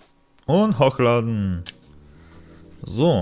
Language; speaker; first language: German; non-native, fluent; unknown